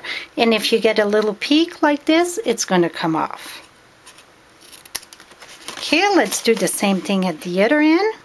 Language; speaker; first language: English; non-native, fluent; French